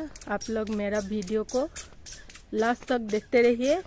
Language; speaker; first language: Hindi; non-native, local second language; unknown